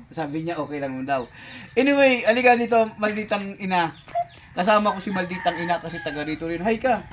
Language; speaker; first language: Filipino; non-native, local second language; Bikol